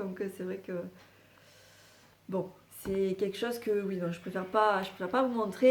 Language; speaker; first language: French; native; French